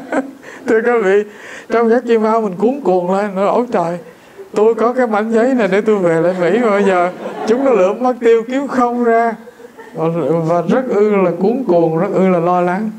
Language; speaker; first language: Vietnamese; native; Vietnamese